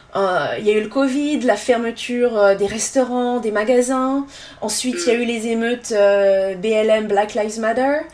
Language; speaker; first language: French; native; French